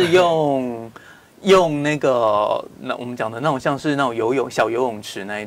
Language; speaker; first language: Chinese; native; Chinese